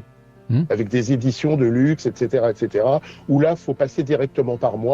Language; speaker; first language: French; native; French